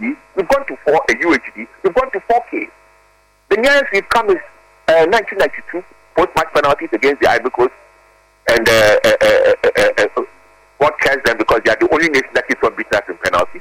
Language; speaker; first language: English; non-native, local second language; Akan